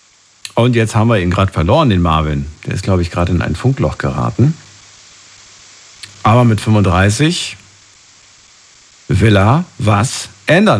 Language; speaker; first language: German; native; German